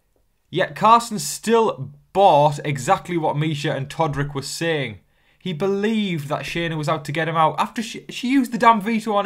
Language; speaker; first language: English; native; English